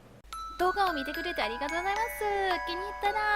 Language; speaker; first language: Japanese; non-native, learner; French